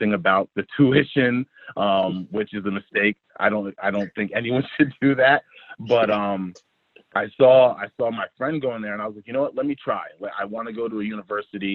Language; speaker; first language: English; native; English